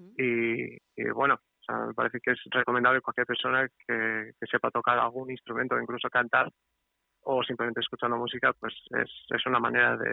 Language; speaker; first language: Spanish; non-native, fluent; Portuguese